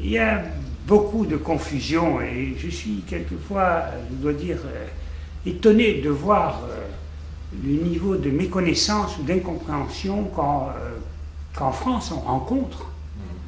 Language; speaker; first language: French; native; French